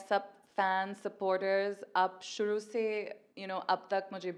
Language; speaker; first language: Hindi; non-native, learner; English